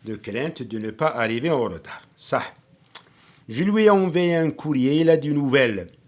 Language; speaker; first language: French; non-native, local second language; Arabic